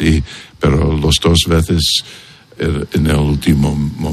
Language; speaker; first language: Spanish; non-native, learner; English